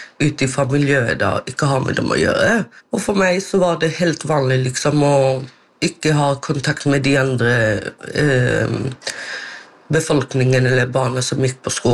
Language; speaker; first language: Norwegian; non-native, local second language; Romany